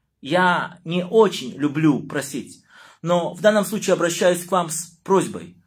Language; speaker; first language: Russian; native; Russian